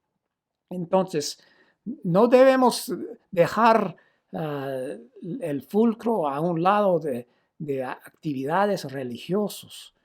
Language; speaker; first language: Spanish; non-native, fluent; English